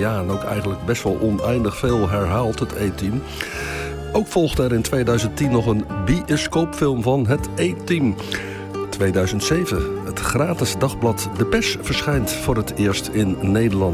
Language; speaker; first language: Dutch; native; Dutch